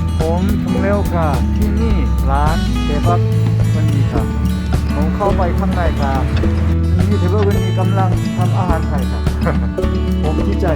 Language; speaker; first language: Thai; non-native, learner; Korean